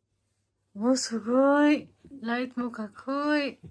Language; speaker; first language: Japanese; non-native, fluent; Filipino